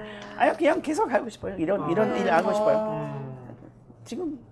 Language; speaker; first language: Korean; non-native, learner; French